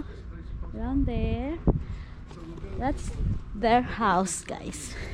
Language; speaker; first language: English; non-native, local second language; Cebuano